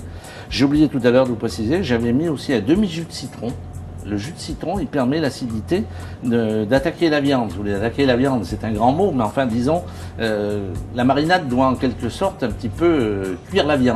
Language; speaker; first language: French; native; French